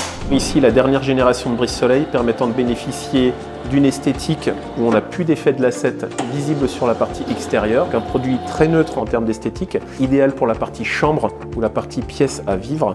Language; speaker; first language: French; native; French